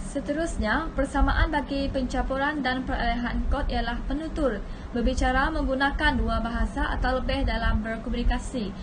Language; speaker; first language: Malay; non-native, local second language; Iban